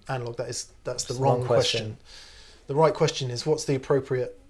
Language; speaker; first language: English; native; English